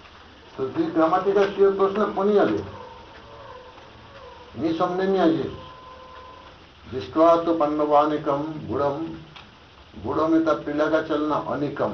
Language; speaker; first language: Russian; non-native, learner; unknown